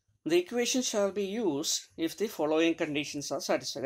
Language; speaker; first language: English; non-native, local second language; Malayalam